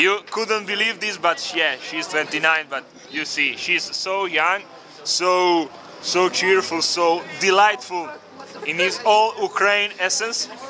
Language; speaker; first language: English; non-native, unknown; Italian